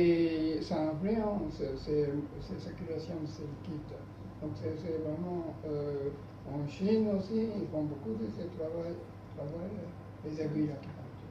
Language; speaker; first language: French; non-native, learner; Japanese